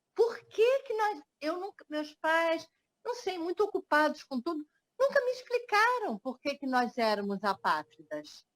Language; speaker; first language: Portuguese; early bilingual, other home language; French